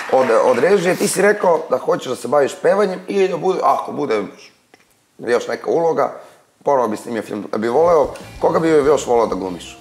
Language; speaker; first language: Serbian; native; Serbian